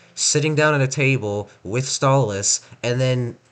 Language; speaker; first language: English; native; English